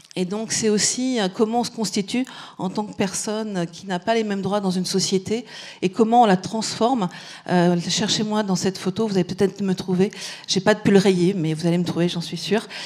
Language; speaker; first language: French; native; French